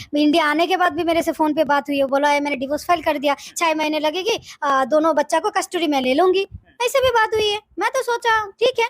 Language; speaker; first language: Hindi; non-native, fluent; Bangla